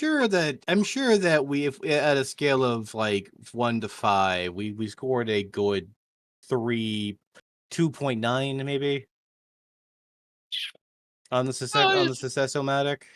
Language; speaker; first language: English; native; English